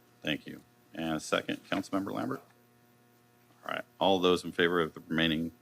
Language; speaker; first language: English; native; English